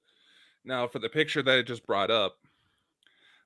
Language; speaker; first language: English; native; English